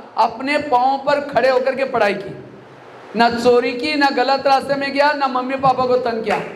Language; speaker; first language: Hindi; non-native, local second language; Marathi